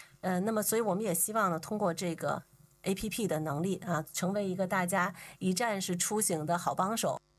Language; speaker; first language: Chinese; native; Chinese